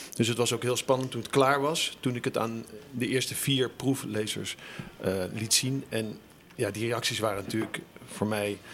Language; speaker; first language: Dutch; native; Dutch